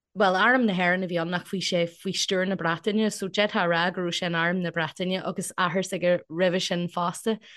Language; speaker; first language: Irish; non-native, local second language; English